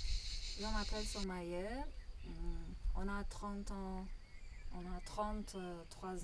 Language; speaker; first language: French; non-native, learner; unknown